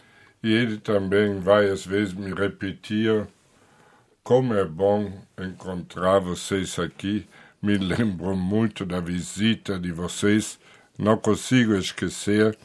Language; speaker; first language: Portuguese; non-native, fluent; German